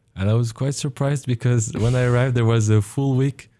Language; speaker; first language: English; non-native, fluent; Arabic